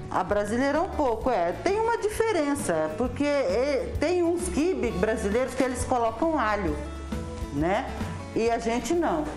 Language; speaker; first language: Portuguese; early bilingual, other home language; Arabic